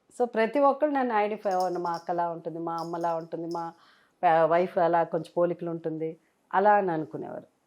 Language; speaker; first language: Telugu; native; Telugu